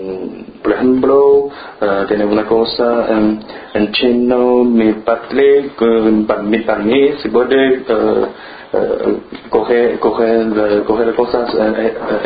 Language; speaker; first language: Spanish; non-native, learner; Chinese